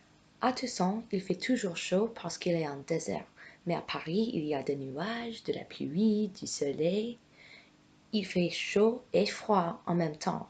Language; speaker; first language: French; non-native, fluent; English